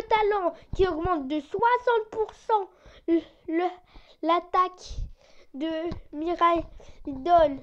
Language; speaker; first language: French; native; French